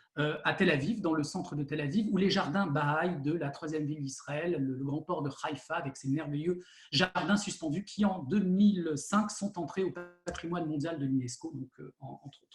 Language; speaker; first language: French; native; French